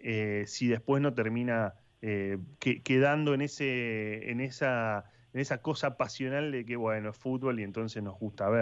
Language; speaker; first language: Spanish; native; Spanish